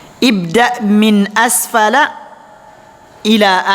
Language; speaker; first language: Arabic; non-native, fluent; Fula